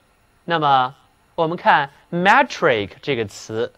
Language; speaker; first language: Chinese; native; Chinese